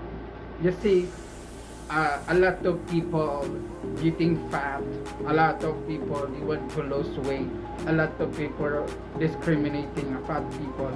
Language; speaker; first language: English; non-native, local second language; Filipino